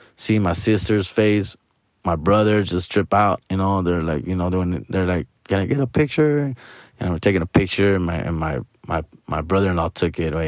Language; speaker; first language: English; early bilingual, other home language; Spanish